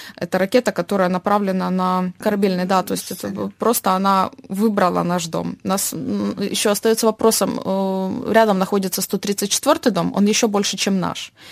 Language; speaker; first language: Russian; native; Russian